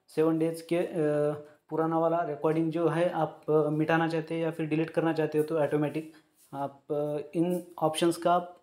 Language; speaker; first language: Hindi; non-native, local second language; Marathi